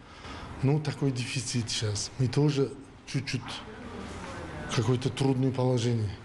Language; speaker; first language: Russian; non-native, local second language; Uzbek